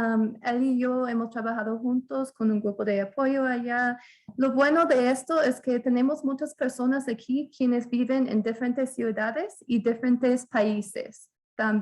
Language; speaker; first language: Spanish; non-native, fluent; English